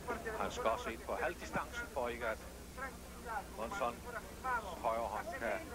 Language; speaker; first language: Danish; native; Danish